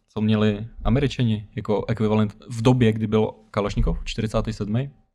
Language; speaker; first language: Czech; early bilingual, other home language; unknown